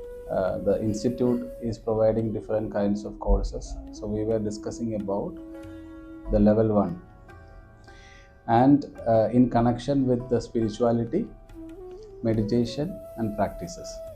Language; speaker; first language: English; non-native, local second language; Malayalam